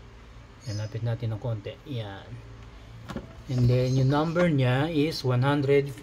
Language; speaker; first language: Filipino; native; Filipino